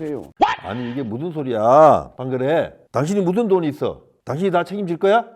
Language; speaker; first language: Korean; native; Korean